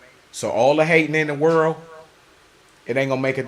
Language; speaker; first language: English; native; English